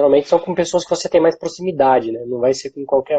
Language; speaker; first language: Portuguese; native; Portuguese